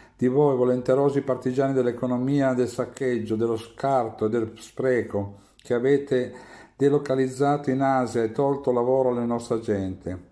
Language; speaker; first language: Italian; native; Italian